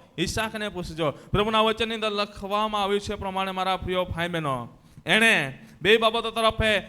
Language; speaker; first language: Gujarati; non-native, local second language; Gamit